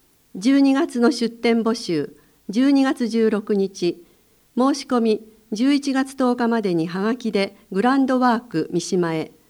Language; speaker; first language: Japanese; native; Japanese